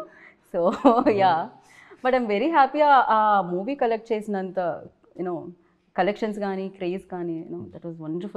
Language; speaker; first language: Telugu; native; Telugu